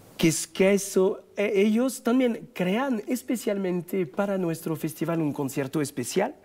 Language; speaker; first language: Spanish; non-native, fluent; French